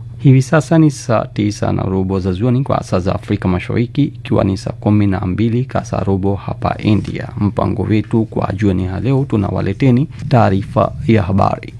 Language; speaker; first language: Swahili; non-native, fluent; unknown